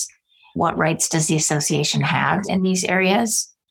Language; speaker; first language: English; native; English